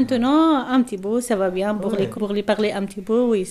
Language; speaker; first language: French; non-native, learner; Arabic